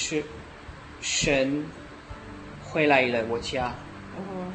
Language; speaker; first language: Chinese; non-native, learner; French